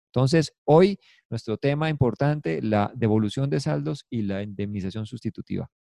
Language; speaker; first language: Spanish; native; Spanish